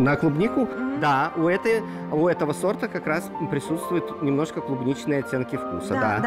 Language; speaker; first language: Russian; native; Russian